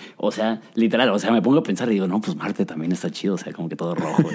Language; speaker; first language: Spanish; native; Spanish